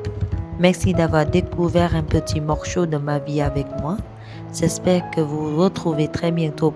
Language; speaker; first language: French; non-native, fluent; Vietnamese